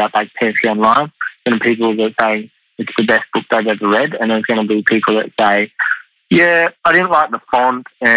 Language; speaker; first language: English; native; English